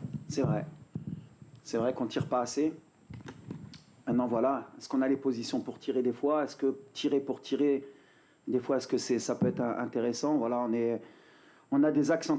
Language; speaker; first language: French; native; French